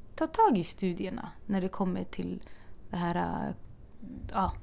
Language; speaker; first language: Swedish; native; Swedish